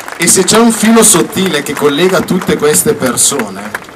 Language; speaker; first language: Italian; native; Italian